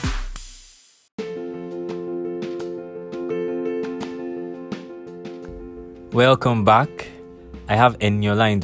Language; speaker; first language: English; non-native, local second language; Yoruba